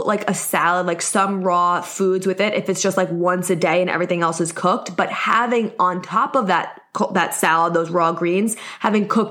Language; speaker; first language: English; native; English